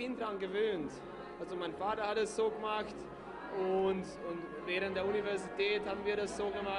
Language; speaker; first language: German; non-native, local second language; Hungarian